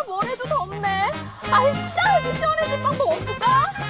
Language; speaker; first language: Korean; native; Korean